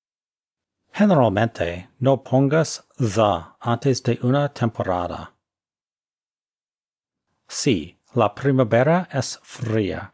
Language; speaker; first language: Spanish; non-native, fluent; English